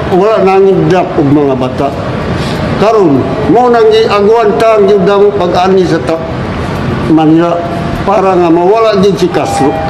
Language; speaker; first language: Cebuano; non-native, local second language; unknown